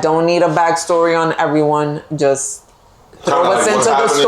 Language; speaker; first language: English; native; English